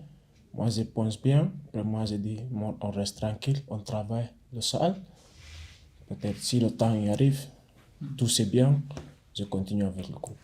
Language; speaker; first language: French; non-native, learner; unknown